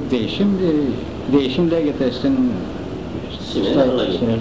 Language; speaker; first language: Greek; non-native, local second language; Turkish